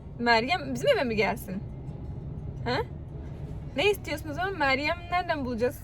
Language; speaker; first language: Turkish; native; Turkish